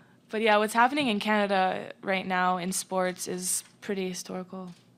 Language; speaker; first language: English; early bilingual, other home language; Romanian